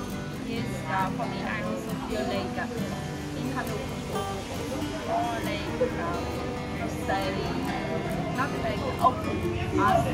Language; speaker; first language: English; non-native, fluent; Vietnamese